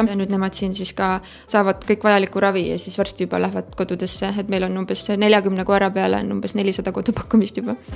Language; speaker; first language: Estonian; native; Estonian